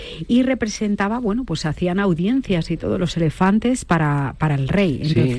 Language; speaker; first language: Spanish; native; Spanish